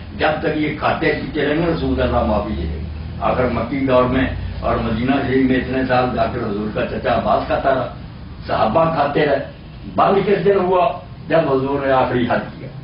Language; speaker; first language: Urdu; non-native, local second language; Punjabi